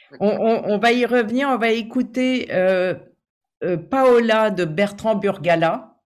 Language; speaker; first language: French; native; French